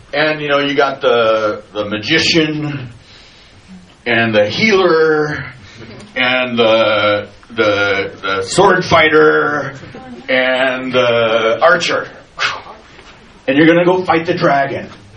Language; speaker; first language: English; native; English